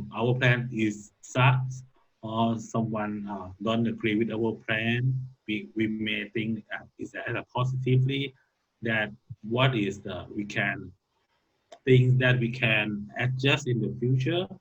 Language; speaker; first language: English; non-native, learner; Thai